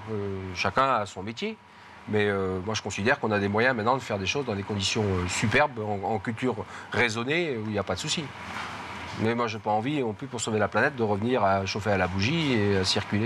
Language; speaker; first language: French; native; French